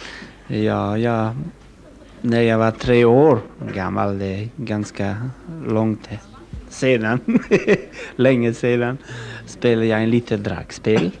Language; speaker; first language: Swedish; non-native, learner; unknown